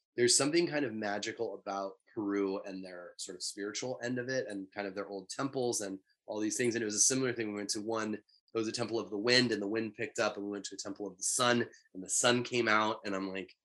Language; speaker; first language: English; native; English